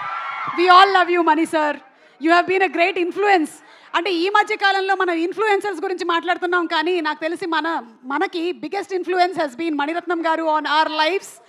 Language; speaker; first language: Telugu; native; Telugu